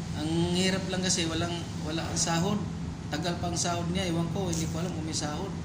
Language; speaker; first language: Filipino; non-native, local second language; Cebuano